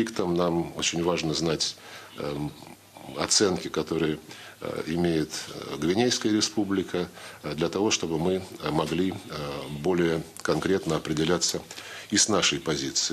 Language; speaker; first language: Russian; native; Russian